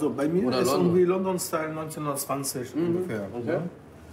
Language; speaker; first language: German; non-native, fluent; Arabic